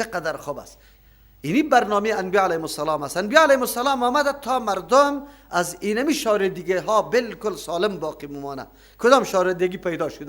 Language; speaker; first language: Persian; native; Persian